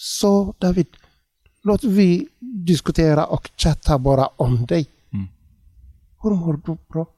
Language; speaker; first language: Swedish; non-native, learner; Tigrinya